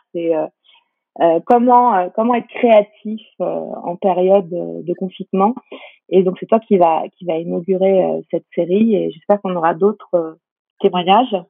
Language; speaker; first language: French; native; French